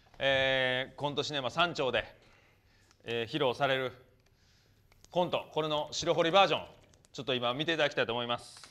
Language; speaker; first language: Japanese; native; Japanese